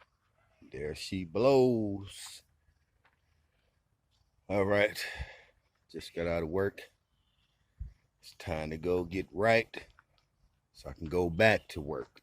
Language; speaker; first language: English; native; English